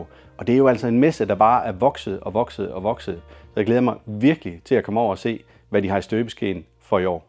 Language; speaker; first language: Danish; native; Danish